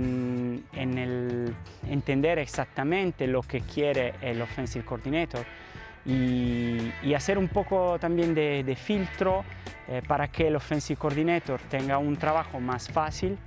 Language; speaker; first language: Spanish; non-native, fluent; Italian